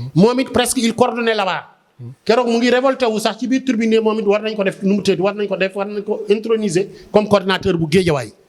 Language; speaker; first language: Wolof; native; Wolof